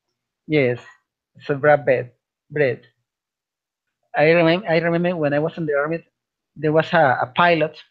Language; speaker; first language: English; non-native, learner; Spanish